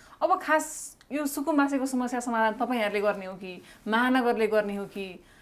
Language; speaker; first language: Nepali; native; Nepali